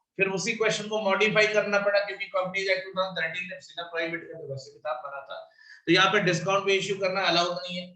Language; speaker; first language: Hindi; native; Hindi